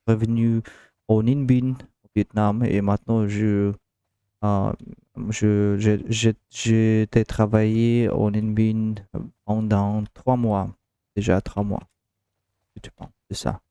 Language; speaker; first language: French; non-native, learner; Russian